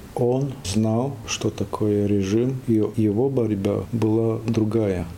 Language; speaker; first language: Russian; non-native, local second language; Latvian